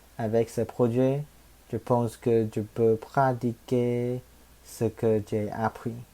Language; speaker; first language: French; non-native, learner; Chinese